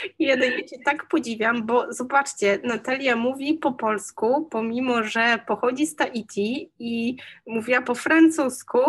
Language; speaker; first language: Polish; native; Polish